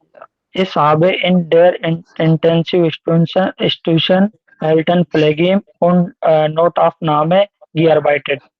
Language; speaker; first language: German; non-native, learner; Hindi